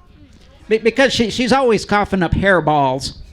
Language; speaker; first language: English; native; English